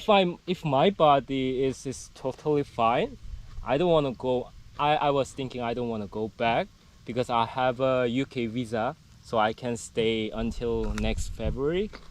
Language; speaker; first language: English; non-native, learner; Korean